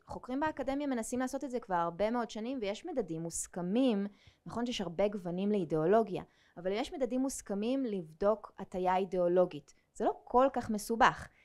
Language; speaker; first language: Hebrew; native; Hebrew